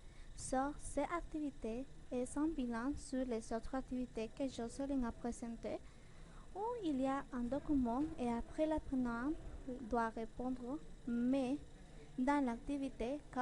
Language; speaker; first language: French; non-native, fluent; Spanish